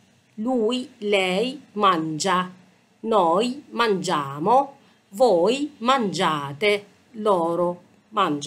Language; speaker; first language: Italian; non-native, fluent; Arabic